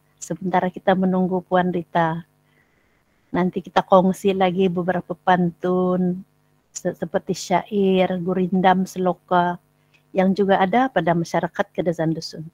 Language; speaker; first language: Malay; non-native, local second language; Central Dusun